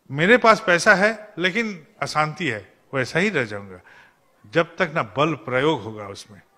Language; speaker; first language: Hindi; non-native, local second language; Bangla